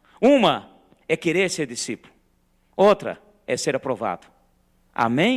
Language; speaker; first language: Portuguese; native; Portuguese